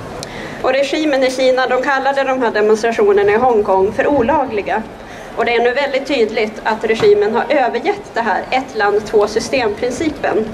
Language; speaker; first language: Swedish; native; Swedish